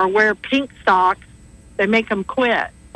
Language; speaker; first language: English; native; English